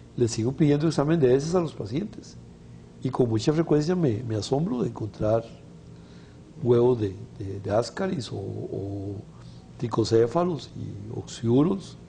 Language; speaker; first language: Spanish; native; Spanish